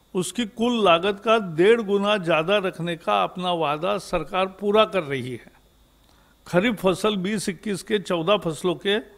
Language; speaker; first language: Hindi; non-native, local second language; Marathi